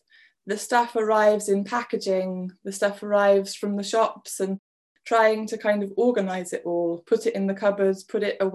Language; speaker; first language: English; native; English